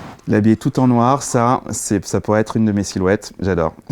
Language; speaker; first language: French; native; French